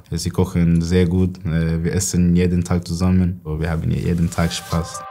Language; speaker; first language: German; non-native, learner; Swedish